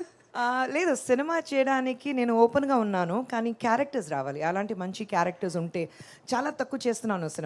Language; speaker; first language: Telugu; non-native, local second language; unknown